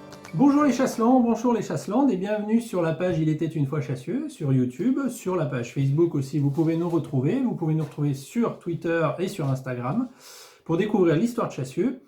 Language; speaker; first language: French; native; French